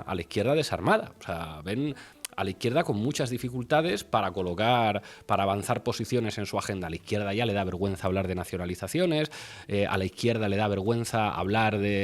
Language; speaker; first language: Spanish; native; Spanish